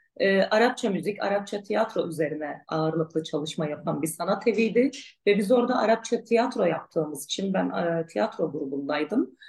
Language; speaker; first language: Turkish; non-native, local second language; Arabic